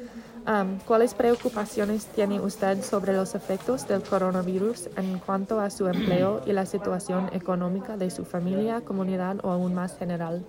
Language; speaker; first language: Spanish; non-native, learner; English